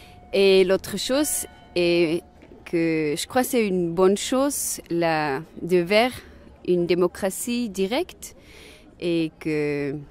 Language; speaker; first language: French; non-native, local second language; German